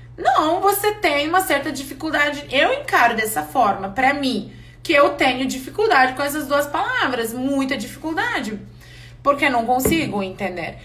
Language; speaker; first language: Portuguese; non-native, fluent; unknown